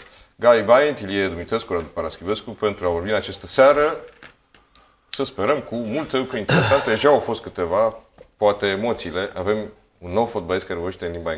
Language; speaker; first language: Romanian; native; Romanian